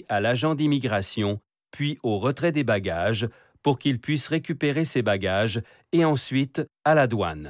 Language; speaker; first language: French; native; French